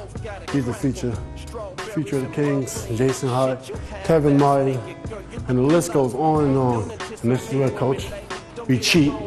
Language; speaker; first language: English; native; English